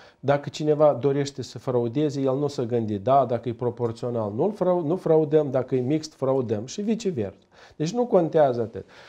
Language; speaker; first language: Romanian; native; Romanian